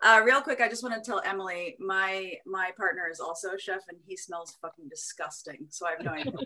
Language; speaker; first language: English; native; English